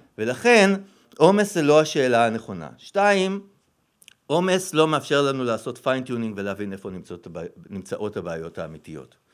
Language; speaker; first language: Hebrew; native; Hebrew